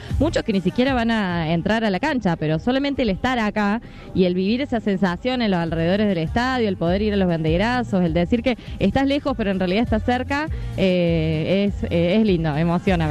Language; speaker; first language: Spanish; native; Spanish